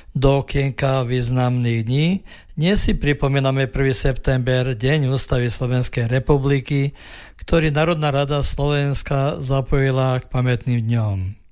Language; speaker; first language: Slovak; early bilingual, heritage; Slovak